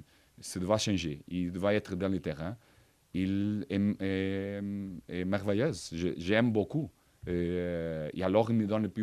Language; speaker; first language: French; non-native, fluent; Portuguese